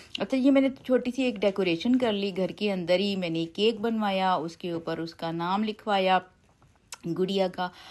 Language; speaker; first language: Urdu; non-native, local second language; Punjabi